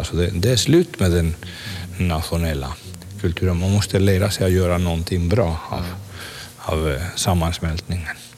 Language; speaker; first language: Swedish; non-native, fluent; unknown